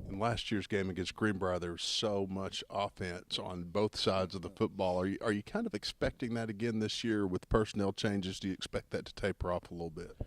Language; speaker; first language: English; native; English